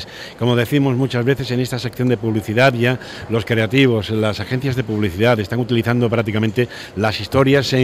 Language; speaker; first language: Spanish; native; Spanish